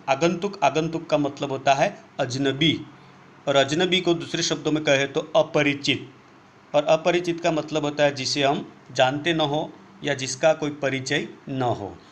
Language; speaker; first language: Hindi; non-native, local second language; Gujarati